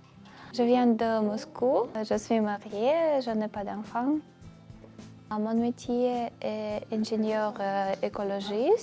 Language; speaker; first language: French; non-native, learner; Russian